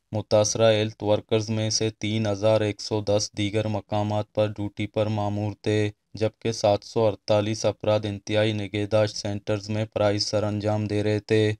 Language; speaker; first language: Urdu; non-native, local second language; Baluchi